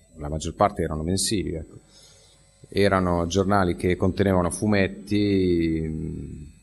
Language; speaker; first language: Italian; native; Italian